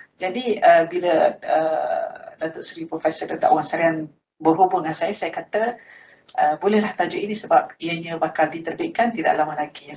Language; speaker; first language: Malay; native; Malay